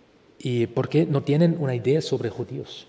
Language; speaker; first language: Spanish; non-native, fluent; German